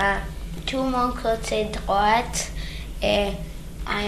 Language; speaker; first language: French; early bilingual, other home language; English